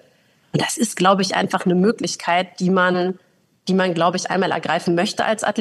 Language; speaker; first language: German; native; German